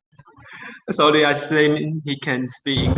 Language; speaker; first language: English; non-native, learner; Chinese